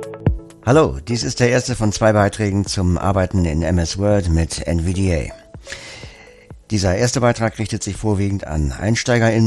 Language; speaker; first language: German; native; German